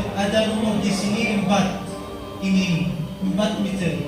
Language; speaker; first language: Indonesian; non-native, learner; Arabic